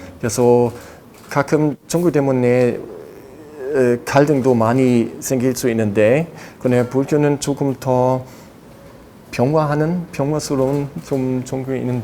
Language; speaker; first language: Korean; non-native, fluent; German